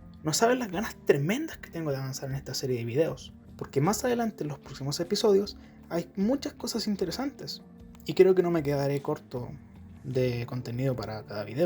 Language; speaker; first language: Spanish; native; Spanish